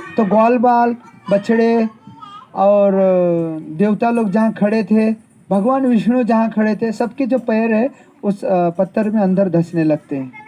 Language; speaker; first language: Hindi; non-native, local second language; Marathi